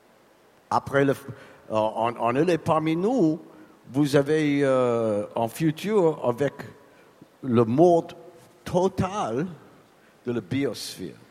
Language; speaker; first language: French; non-native, learner; English